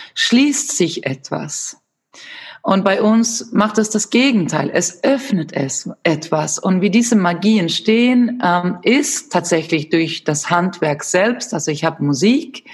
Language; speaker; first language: German; non-native, fluent; Swedish